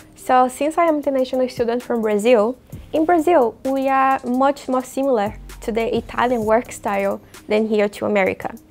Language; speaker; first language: English; non-native, fluent; Portuguese